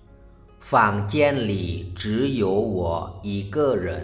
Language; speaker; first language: Chinese; non-native, fluent; Lao